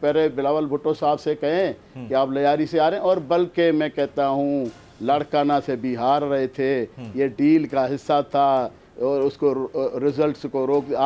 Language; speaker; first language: Urdu; non-native, local second language; Sindhi